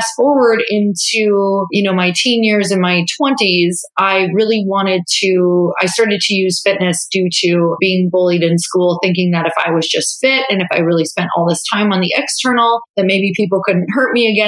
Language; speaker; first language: English; native; English